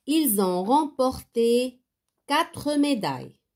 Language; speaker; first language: French; non-native, local second language; Arabic